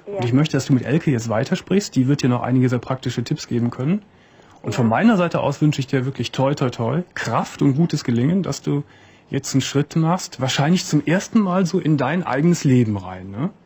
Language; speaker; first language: German; native; German